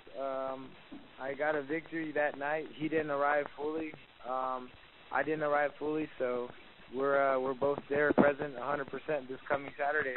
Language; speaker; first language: English; early bilingual, other home language; Spanish